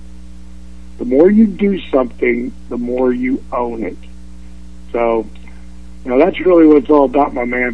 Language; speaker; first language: English; native; English